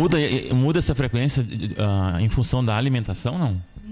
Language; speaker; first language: Portuguese; native; Portuguese